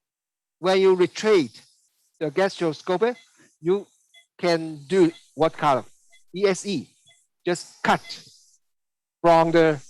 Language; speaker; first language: English; non-native, learner; Chinese